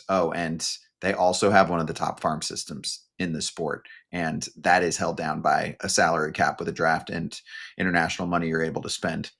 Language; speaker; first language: English; native; English